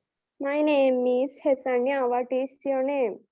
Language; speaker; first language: English; non-native, learner; Sinhala